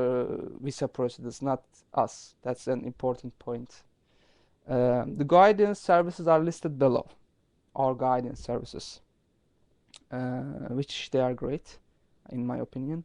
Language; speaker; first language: English; non-native, fluent; Turkish